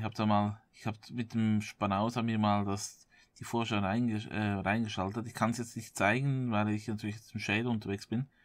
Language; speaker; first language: German; native; German